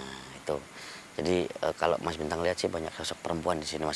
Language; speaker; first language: Indonesian; native; Indonesian